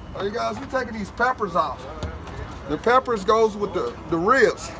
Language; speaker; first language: English; native; English